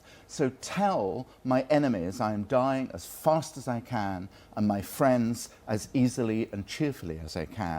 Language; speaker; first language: English; native; English